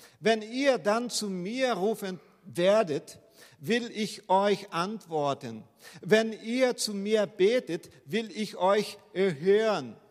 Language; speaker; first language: German; non-native, fluent; Portuguese